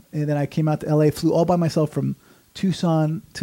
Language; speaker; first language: English; native; English